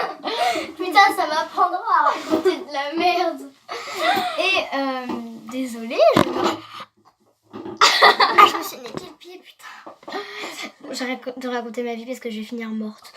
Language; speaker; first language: French; native; French